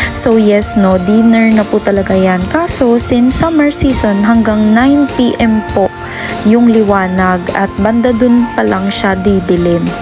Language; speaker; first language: Filipino; non-native, local second language; Hiligaynon